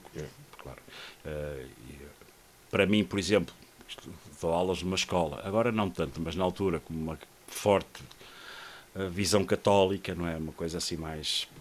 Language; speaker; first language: Portuguese; native; Portuguese